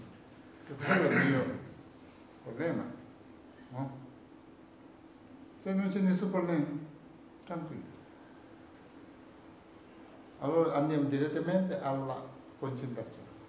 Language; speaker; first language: Italian; non-native, learner; Tibetan